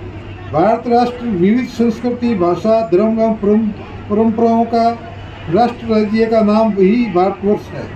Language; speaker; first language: Hindi; native; Hindi